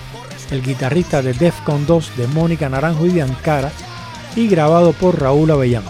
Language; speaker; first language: Spanish; native; Spanish